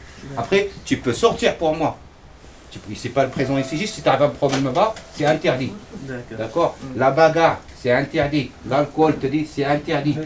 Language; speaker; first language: French; native; French